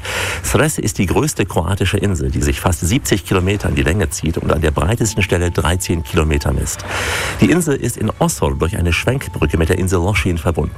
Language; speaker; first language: German; native; German